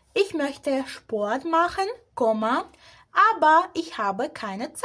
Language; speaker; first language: German; non-native, fluent; Spanish